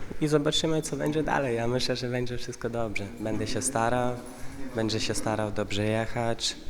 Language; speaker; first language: Polish; non-native, fluent; Russian